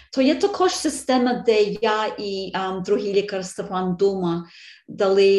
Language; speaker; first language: Ukrainian; early bilingual, heritage; Ukrainian